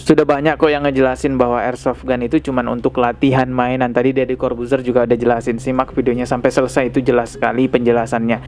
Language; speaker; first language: Indonesian; native; Indonesian